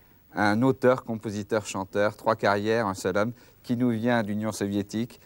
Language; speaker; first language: French; native; French